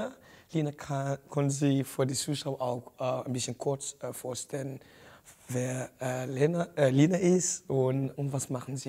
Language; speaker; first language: German; non-native, learner; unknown